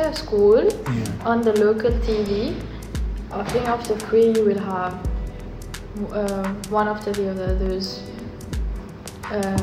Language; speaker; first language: English; non-native, fluent; Morisyen